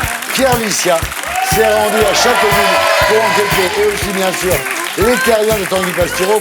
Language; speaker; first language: French; native; French